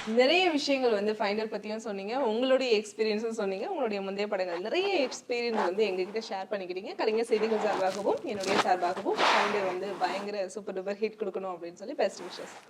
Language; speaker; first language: Tamil; native; Tamil